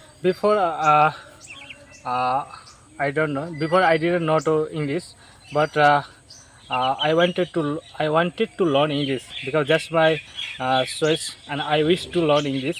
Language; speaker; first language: English; non-native, learner; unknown